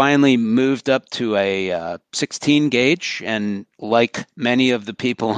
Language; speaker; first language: English; native; English